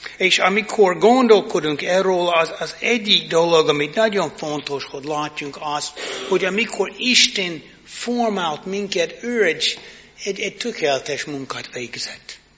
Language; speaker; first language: Hungarian; non-native, learner; English